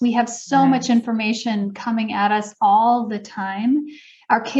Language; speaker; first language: English; native; English